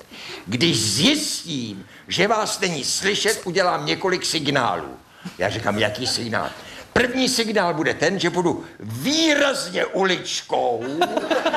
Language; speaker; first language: Czech; native; Czech